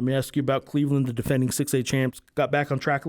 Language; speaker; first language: English; native; English